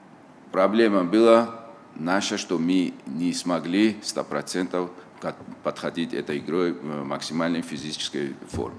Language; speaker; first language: Russian; non-native, local second language; Tajik